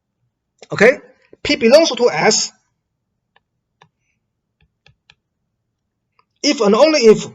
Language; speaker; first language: English; non-native, fluent; Chinese